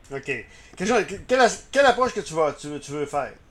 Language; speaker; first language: French; native; French